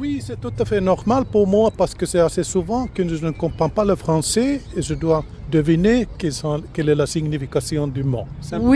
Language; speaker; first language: French; non-native, fluent; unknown